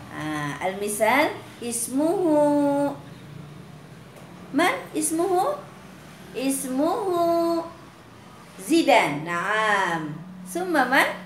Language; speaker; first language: Arabic; non-native, fluent; Indonesian